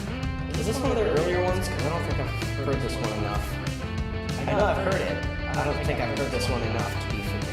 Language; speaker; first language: English; native; English